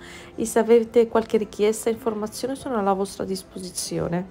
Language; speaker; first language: Italian; non-native, fluent; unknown